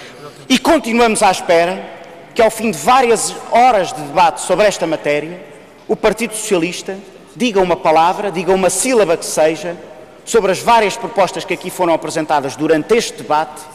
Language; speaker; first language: Portuguese; native; Portuguese